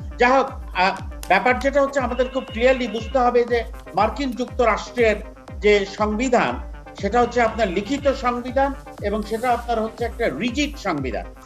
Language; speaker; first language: Bangla; native; Bangla